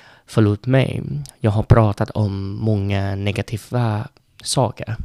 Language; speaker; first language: Swedish; non-native, learner; Vietnamese